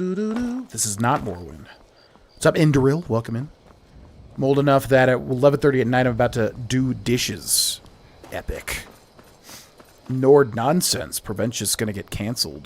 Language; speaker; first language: English; native; English